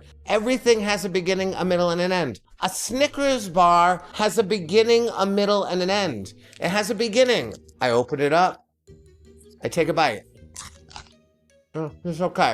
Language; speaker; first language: English; native; English